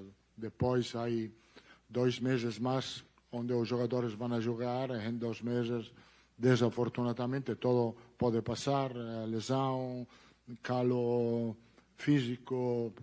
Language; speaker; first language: Portuguese; non-native, learner; Italian